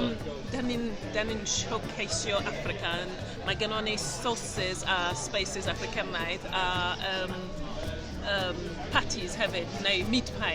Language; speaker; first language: Welsh; non-native, learner; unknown